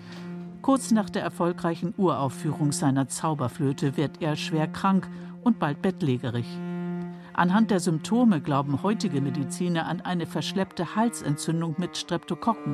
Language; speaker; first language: German; native; German